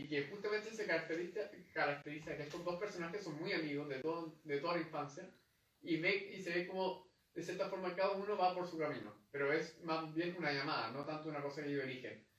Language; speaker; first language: Spanish; native; Spanish